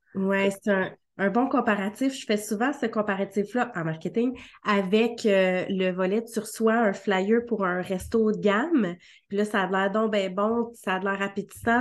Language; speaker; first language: French; native; French